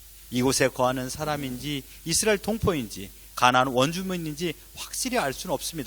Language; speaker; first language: Korean; native; Korean